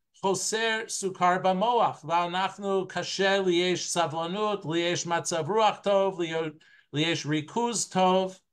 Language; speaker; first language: Hebrew; non-native, fluent; English